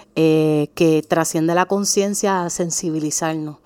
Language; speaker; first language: Spanish; native; Spanish